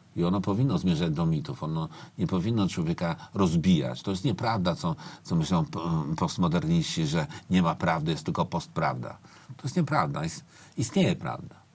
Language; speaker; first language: Polish; native; Polish